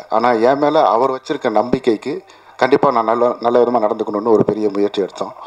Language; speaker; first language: Tamil; native; Tamil